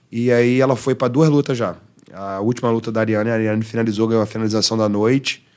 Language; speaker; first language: Portuguese; early bilingual, heritage; Portuguese